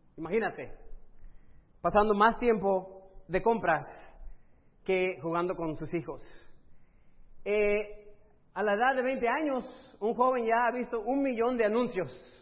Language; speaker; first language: Spanish; early bilingual, other home language; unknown